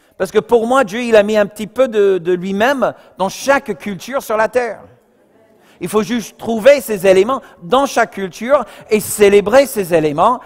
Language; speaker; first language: French; non-native, fluent; English